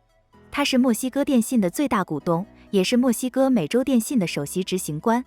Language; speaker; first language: Chinese; native; Chinese